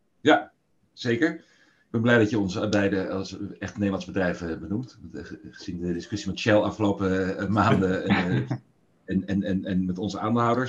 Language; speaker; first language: Dutch; native; Dutch